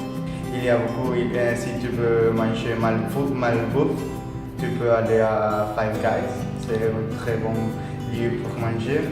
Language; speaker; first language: French; non-native, learner; Spanish